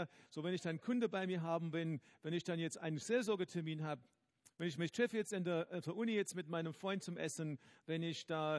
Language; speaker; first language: German; non-native, fluent; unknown